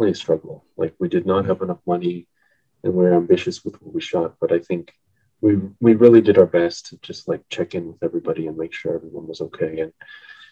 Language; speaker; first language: English; native; English